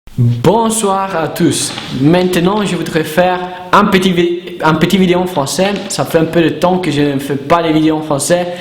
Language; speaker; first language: French; non-native, learner; Italian